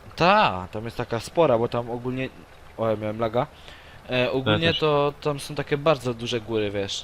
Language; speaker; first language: Polish; native; Polish